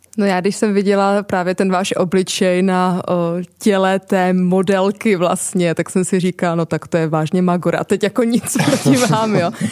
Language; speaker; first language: Czech; native; Czech